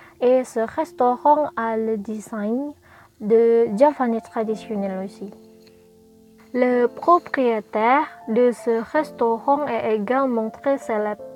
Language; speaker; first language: French; non-native, learner; Indonesian